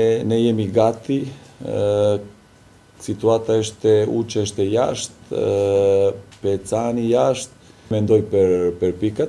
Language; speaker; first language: Albanian; non-native, learner; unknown